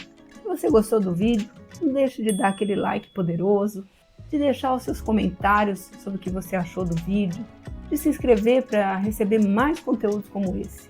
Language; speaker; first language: Portuguese; native; Portuguese